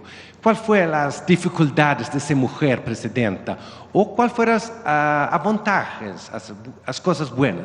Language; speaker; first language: Spanish; non-native, learner; Swedish